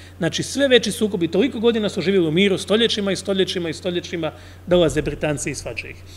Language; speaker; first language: Croatian; native; Croatian